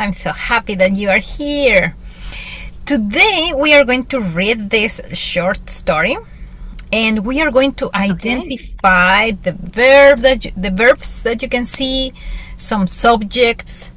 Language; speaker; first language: English; non-native, fluent; Spanish